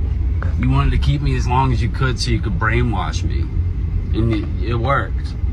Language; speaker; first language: English; native; English